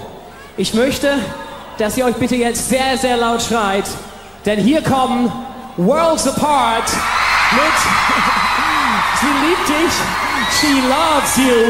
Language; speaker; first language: German; native; German